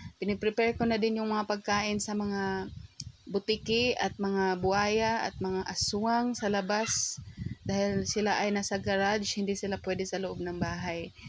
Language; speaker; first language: Filipino; non-native, local second language; Cebuano